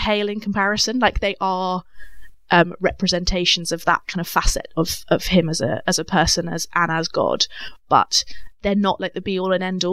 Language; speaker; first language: English; native; English